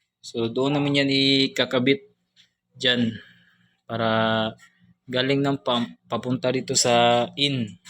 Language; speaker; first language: Filipino; non-native, local second language; Cebuano